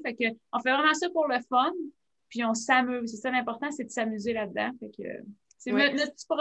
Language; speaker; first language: French; native; French